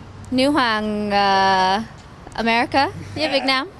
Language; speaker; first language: Vietnamese; early bilingual, heritage; Vietnamese